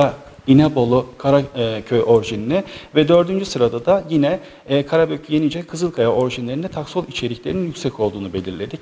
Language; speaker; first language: Turkish; native; Turkish